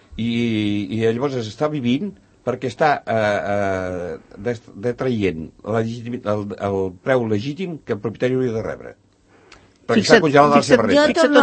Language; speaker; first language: Catalan; native; Catalan